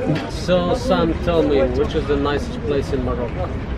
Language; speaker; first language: English; non-native, fluent; German